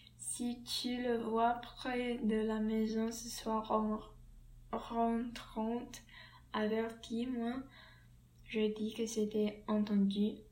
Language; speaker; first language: French; non-native, learner; English